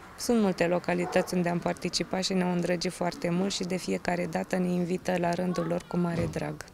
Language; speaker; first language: Romanian; native; Romanian